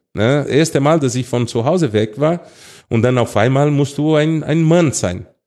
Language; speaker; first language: German; non-native, fluent; Portuguese